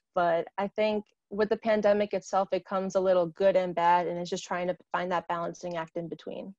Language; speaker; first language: English; native; English